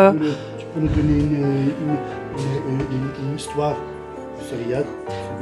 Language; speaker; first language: French; non-native, local second language; Arabic